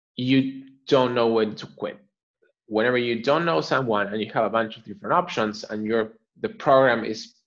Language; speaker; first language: English; non-native, fluent; Spanish